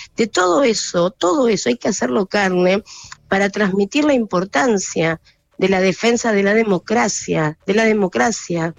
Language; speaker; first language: Spanish; native; Spanish